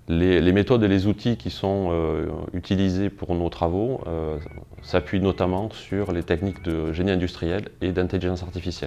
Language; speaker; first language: French; native; French